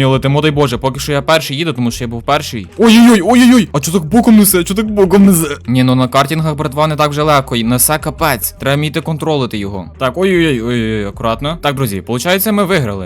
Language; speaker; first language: Ukrainian; native; Ukrainian